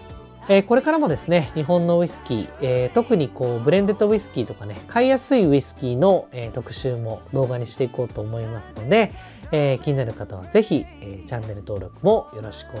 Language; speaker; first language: Japanese; native; Japanese